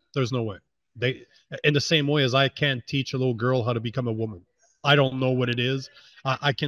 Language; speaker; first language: English; native; English